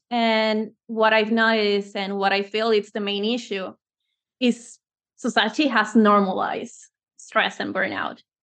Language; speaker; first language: English; non-native, fluent; Spanish